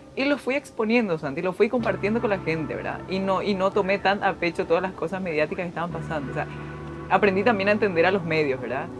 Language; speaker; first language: Spanish; early bilingual, other home language; Korean